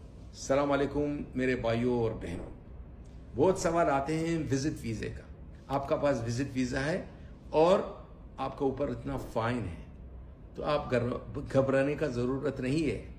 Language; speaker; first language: Hindi; non-native, fluent; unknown